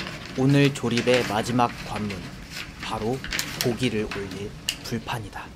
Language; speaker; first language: Korean; native; Korean